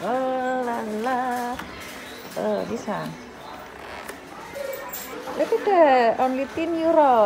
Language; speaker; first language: English; non-native, learner; Indonesian